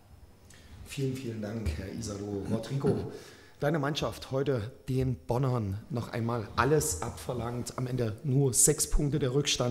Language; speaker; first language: German; native; German